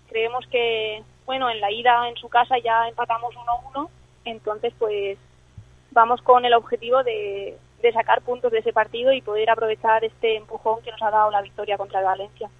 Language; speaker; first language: Spanish; early bilingual, other home language; English